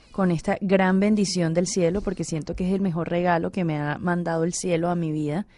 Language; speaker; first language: Spanish; native; Spanish